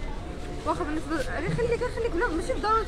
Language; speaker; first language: Arabic; native; Arabic